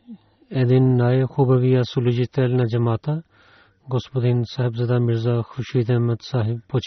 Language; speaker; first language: Bulgarian; non-native, learner; Urdu